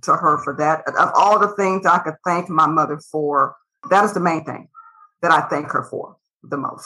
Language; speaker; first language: English; native; English